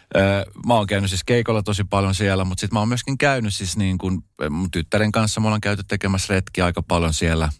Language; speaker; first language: Finnish; native; Finnish